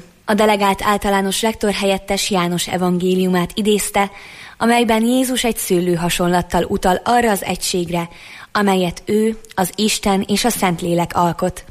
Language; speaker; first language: Hungarian; native; Hungarian